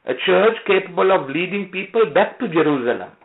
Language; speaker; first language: English; non-native, local second language; Sinhala